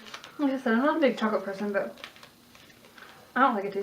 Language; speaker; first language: English; native; English